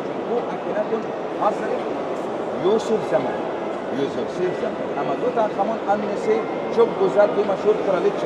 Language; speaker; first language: Turkish; non-native, learner; Arabic